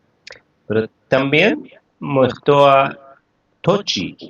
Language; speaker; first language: Spanish; non-native, fluent; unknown